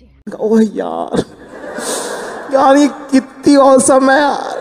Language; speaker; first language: Hindi; non-native, local second language; Bangla